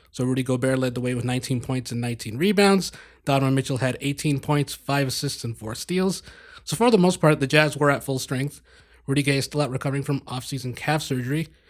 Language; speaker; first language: English; native; English